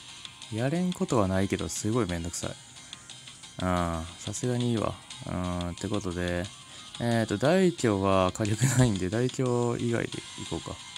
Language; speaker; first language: Japanese; native; Japanese